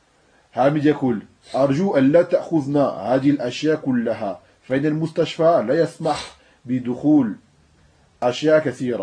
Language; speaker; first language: Arabic; non-native, fluent; French